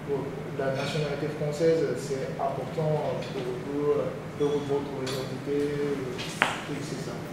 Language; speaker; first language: French; non-native, learner; Japanese